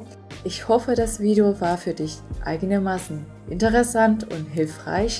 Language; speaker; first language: German; non-native, fluent; Vietnamese